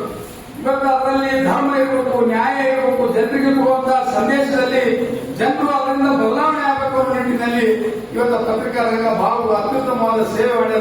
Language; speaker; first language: Kannada; native; Kannada